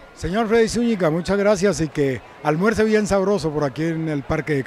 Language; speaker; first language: Spanish; native; Spanish